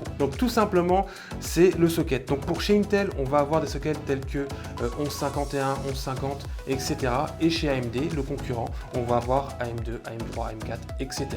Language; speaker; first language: French; native; French